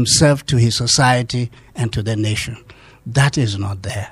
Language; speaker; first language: English; non-native, local second language; Hausa